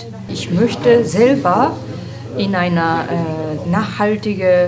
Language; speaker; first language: German; non-native, learner; Japanese